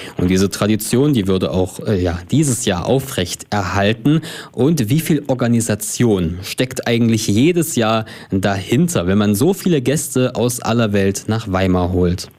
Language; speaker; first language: German; native; German